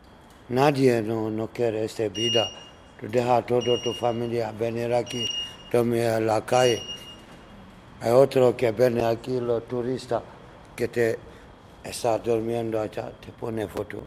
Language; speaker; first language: Spanish; non-native, learner; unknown